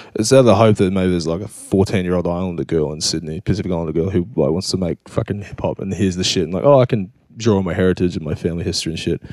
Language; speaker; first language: English; native; English